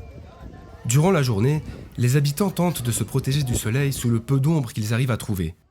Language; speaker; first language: French; native; French